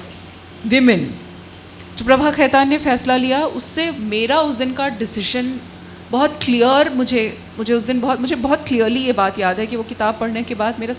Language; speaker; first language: Hindi; native; Hindi